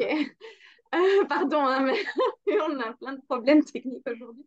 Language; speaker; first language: French; non-native, learner; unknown